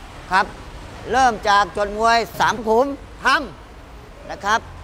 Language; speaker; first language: Thai; native; Thai